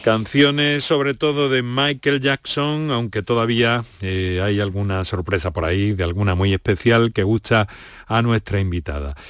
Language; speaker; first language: Spanish; native; Spanish